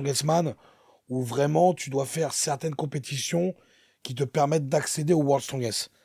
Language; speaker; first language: French; native; French